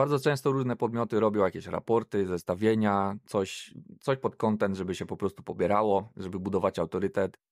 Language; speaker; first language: Polish; native; Polish